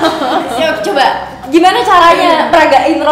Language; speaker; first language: Indonesian; native; Indonesian